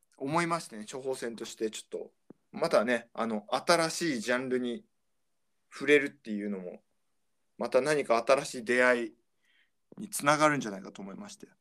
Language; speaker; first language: Japanese; native; Japanese